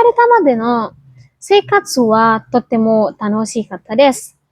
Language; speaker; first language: Japanese; non-native, learner; Indonesian